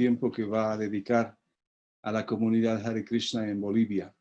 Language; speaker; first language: Spanish; native; Spanish